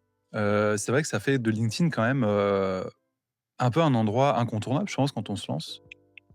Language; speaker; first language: French; native; French